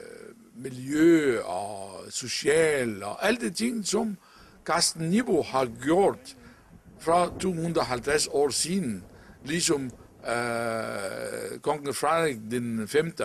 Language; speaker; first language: Danish; non-native, local second language; Arabic